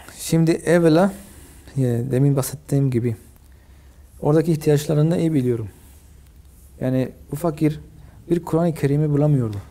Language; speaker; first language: Turkish; non-native, fluent; Spanish